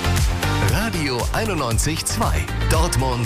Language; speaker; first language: German; native; German